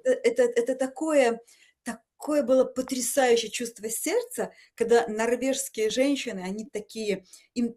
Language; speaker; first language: Russian; native; Russian